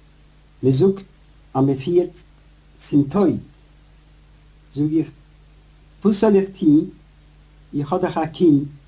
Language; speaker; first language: German; non-native, learner; Yiddish